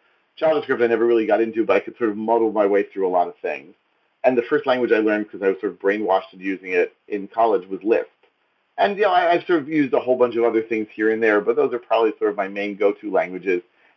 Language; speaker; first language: English; native; English